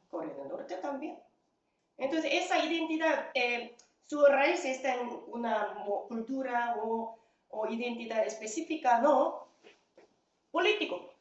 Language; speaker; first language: Spanish; non-native, fluent; Korean